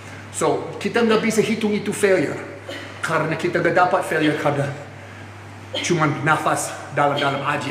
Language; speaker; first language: Indonesian; non-native, fluent; English